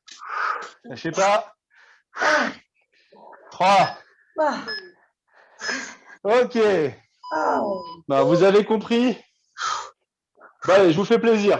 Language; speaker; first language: French; native; French